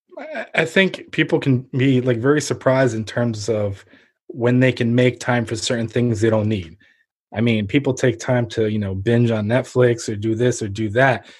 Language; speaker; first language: English; early bilingual, other home language; Ukrainian